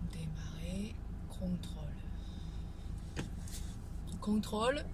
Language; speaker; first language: French; non-native, learner; Chinese